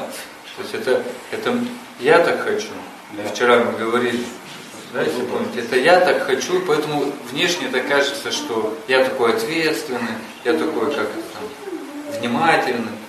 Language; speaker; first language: Russian; native; Russian